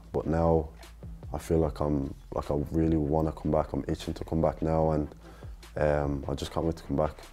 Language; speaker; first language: English; native; English